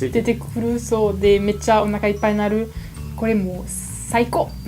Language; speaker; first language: Japanese; non-native, learner; French